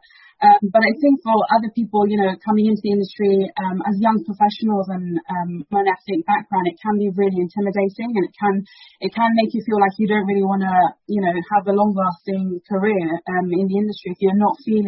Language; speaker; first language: English; early bilingual, other home language; Persian